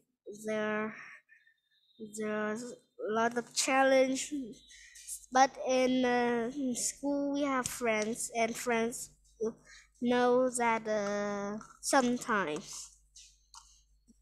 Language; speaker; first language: English; non-native, learner; Vietnamese